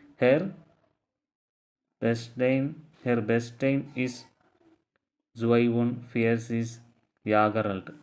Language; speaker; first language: German; non-native, learner; Tamil